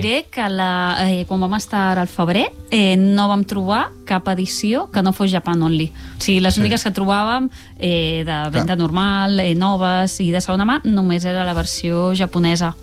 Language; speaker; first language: Catalan; native; Catalan